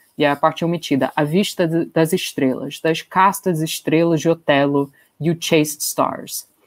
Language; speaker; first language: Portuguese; non-native, fluent; English